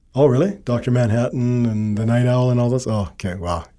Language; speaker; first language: English; native; English